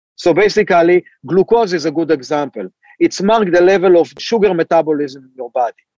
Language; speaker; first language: English; non-native, fluent; Hebrew